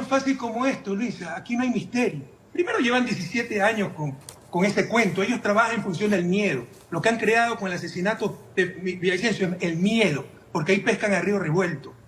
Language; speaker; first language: Spanish; native; Spanish